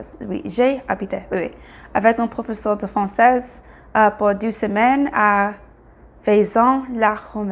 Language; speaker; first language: French; non-native, learner; English